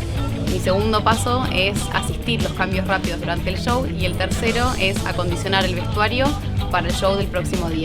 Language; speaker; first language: Spanish; native; Spanish